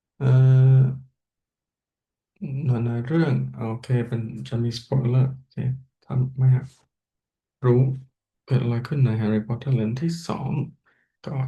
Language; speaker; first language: Thai; non-native, learner; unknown